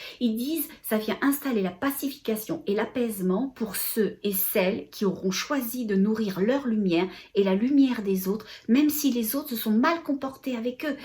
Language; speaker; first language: French; native; French